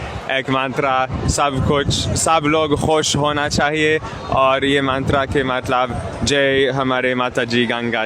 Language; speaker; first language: Hindi; non-native, learner; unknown